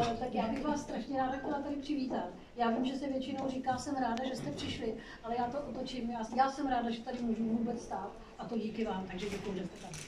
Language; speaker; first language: Czech; non-native, fluent; Hindi